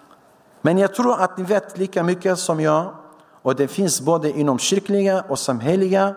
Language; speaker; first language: Swedish; non-native, fluent; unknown